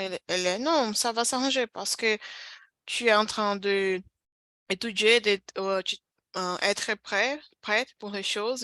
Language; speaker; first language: French; non-native, fluent; Portuguese